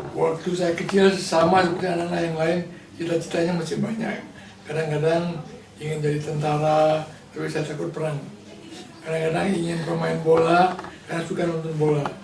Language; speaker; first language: Indonesian; non-native, local second language; Balinese